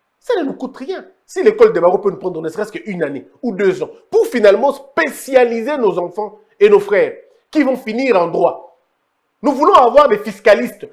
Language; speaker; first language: French; non-native, local second language; Lingala